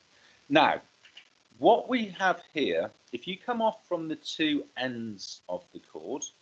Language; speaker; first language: English; native; English